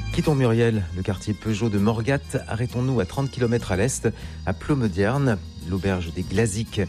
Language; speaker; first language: French; native; French